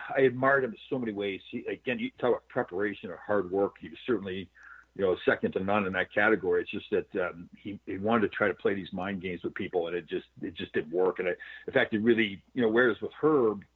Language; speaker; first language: English; native; English